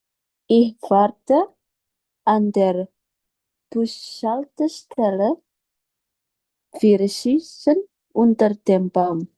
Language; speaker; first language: German; non-native, learner; Indonesian